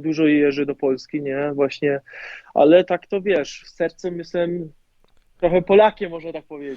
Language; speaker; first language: Polish; early bilingual, heritage; German